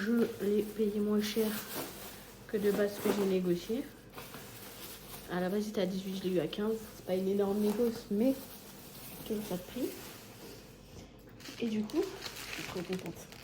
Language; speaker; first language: French; native; French